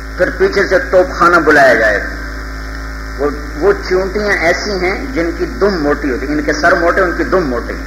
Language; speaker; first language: Urdu; native; Urdu